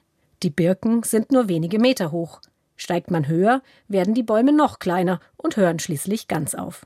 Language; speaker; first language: German; native; German